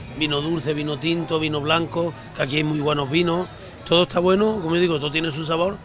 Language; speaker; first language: Spanish; native; Spanish